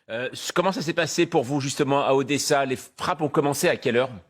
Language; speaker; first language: French; native; French